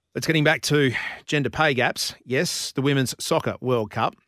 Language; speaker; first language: English; native; English